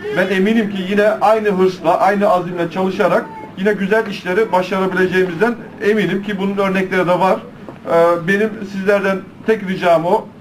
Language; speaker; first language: Turkish; early bilingual, heritage; Turkish